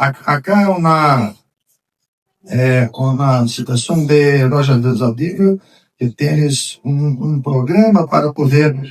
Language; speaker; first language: Spanish; non-native, fluent; Portuguese